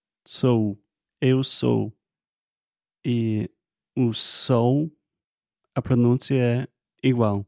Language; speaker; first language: Portuguese; non-native, learner; English